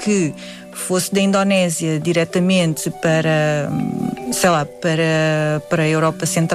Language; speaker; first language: Portuguese; early bilingual, other home language; Indonesian